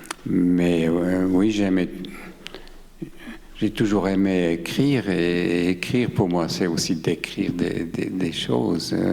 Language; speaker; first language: French; non-native, local second language; German